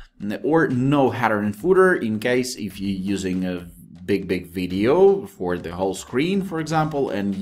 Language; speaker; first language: English; non-native, fluent; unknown